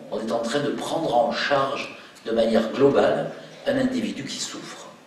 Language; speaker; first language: French; native; French